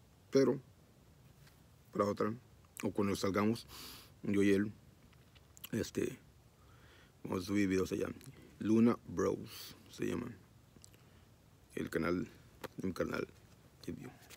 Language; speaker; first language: Spanish; early bilingual, heritage; Spanish